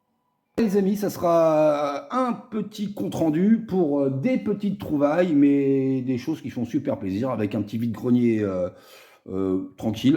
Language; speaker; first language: French; native; French